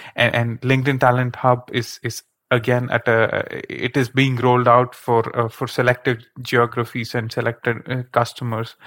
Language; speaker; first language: English; non-native, local second language; Kannada